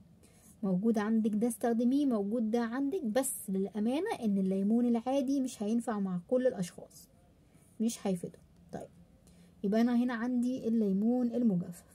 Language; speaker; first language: Arabic; native; Arabic